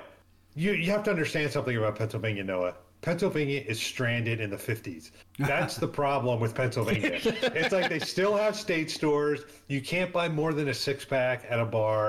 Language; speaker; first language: English; native; English